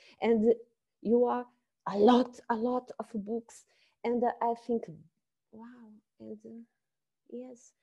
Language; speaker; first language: English; non-native, learner; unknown